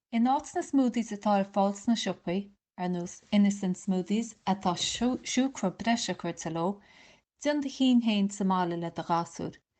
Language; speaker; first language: Irish; native; Irish